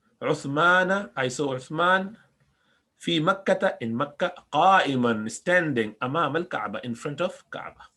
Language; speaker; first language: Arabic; non-native, fluent; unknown